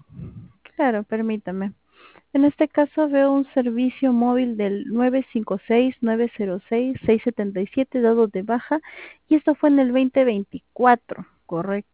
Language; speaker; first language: Spanish; native; Spanish